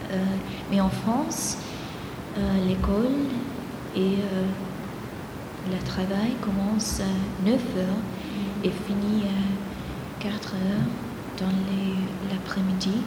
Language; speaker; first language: French; non-native, fluent; Greek